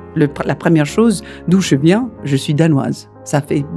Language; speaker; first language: French; non-native, fluent; Danish